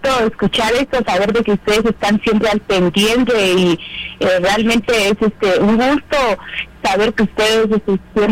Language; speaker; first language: Spanish; non-native, local second language; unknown